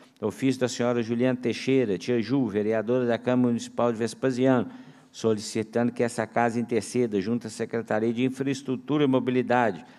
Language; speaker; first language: Portuguese; native; Portuguese